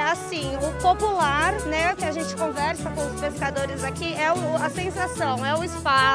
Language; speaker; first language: Portuguese; native; Portuguese